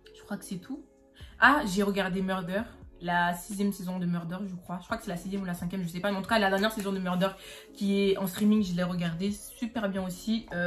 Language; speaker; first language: French; native; French